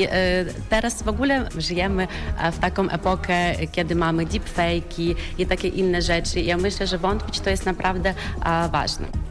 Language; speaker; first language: Polish; non-native, fluent; Ukrainian